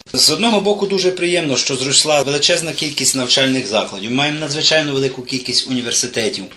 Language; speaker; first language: Ukrainian; native; Ukrainian